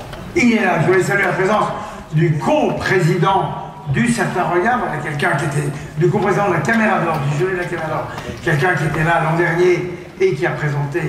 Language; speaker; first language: French; native; French